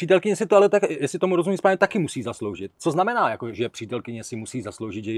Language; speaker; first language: Czech; native; Czech